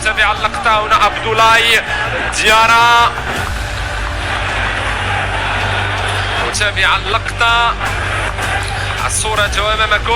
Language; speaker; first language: Arabic; native; Arabic